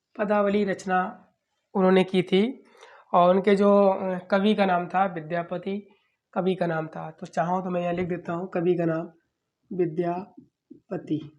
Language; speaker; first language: Hindi; native; Hindi